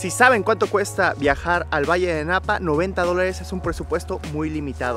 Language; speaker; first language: Spanish; native; Spanish